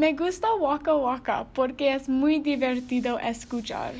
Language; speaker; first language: Spanish; non-native, learner; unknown